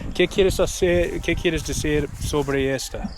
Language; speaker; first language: Spanish; non-native, learner; English